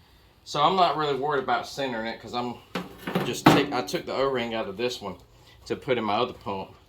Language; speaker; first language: English; native; English